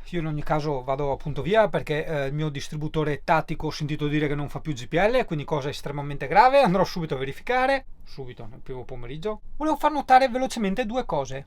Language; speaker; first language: Italian; native; Italian